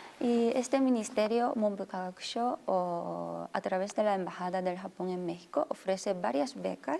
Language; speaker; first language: Spanish; non-native, fluent; Japanese